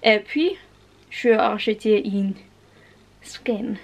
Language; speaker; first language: French; non-native, learner; English